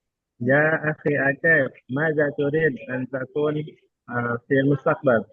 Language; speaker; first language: Arabic; non-native, learner; Indonesian